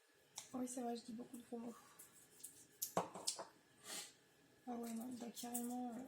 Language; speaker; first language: French; native; French